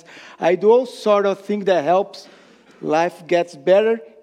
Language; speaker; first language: English; non-native, fluent; Portuguese